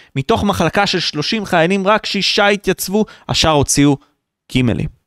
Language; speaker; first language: Hebrew; native; Hebrew